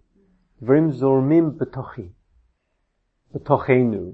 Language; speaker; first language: Hebrew; non-native, fluent; English